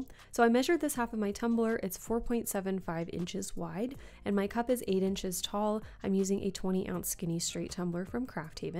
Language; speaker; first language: English; native; English